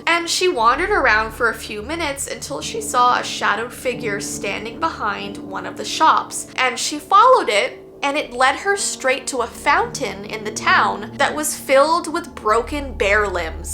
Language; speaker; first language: English; native; English